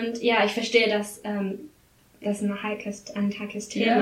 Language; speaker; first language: German; non-native, learner; English